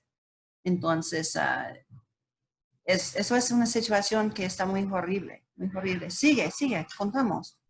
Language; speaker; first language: Spanish; non-native, learner; English